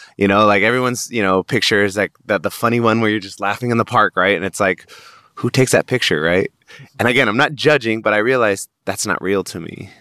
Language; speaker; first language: English; native; English